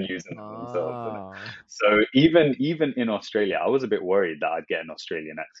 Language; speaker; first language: English; native; English